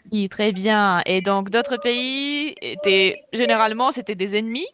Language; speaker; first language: French; non-native, fluent; Russian